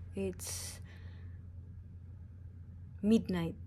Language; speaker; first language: English; non-native, local second language; Cebuano